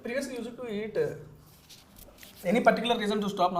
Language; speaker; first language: Telugu; native; Telugu